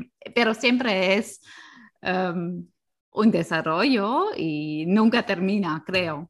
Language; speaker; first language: Spanish; non-native, fluent; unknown